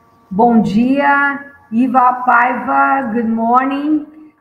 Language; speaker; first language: English; non-native, fluent; Portuguese